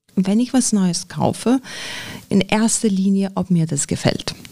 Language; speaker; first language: German; non-native, fluent; Lithuanian